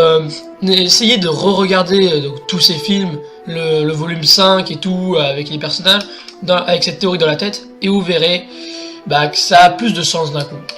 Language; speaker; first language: French; native; French